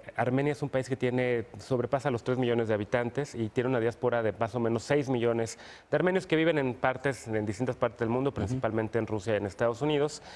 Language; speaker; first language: Spanish; native; Spanish